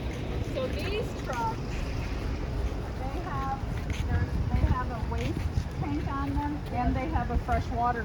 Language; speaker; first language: English; native; English